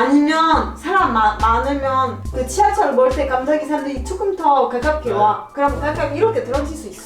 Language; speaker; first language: Korean; non-native, learner; French